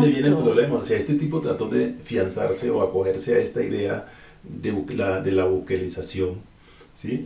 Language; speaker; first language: Spanish; native; Spanish